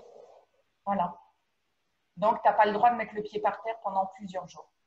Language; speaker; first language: French; native; French